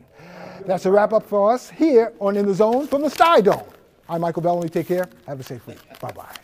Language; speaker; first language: English; native; English